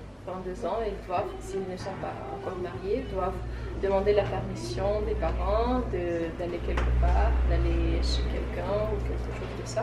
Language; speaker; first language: French; non-native, fluent; Tajik